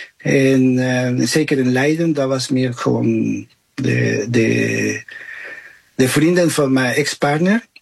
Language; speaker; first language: Dutch; non-native, fluent; Spanish